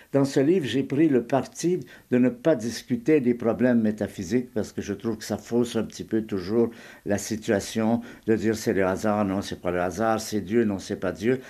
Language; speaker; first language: French; native; French